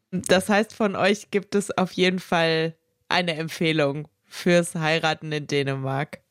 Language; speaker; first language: German; native; German